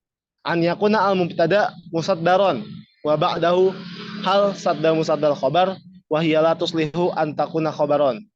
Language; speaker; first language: Arabic; non-native, learner; Indonesian